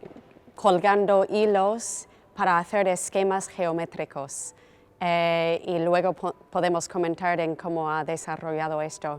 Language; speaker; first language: Spanish; non-native, fluent; English